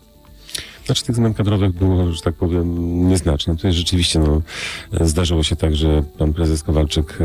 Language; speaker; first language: Polish; native; Polish